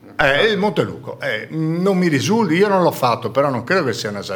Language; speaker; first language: Italian; native; Italian